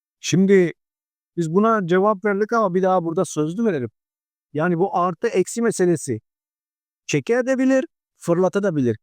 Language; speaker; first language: Turkish; native; Turkish